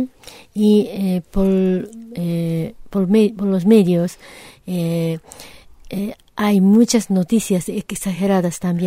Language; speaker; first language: Spanish; non-native, fluent; Japanese